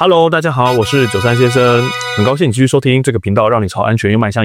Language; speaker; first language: Chinese; native; Chinese